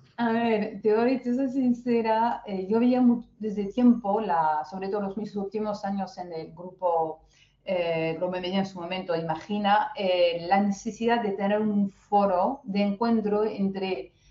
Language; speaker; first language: Spanish; non-native, fluent; French